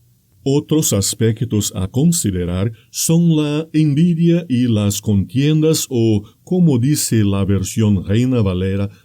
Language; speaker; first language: Spanish; non-native, fluent; Portuguese